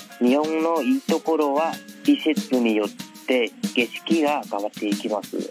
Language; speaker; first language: Japanese; non-native, fluent; Vietnamese